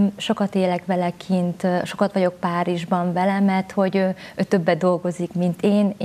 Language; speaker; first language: Hungarian; early bilingual, other home language; Vietnamese